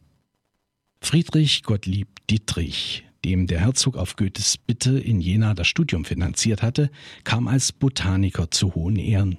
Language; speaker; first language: German; native; German